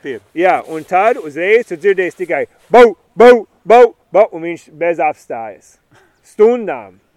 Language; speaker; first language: Latvian; early bilingual, heritage; Latvian